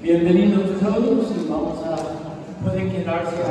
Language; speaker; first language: Spanish; early bilingual, heritage; Spanish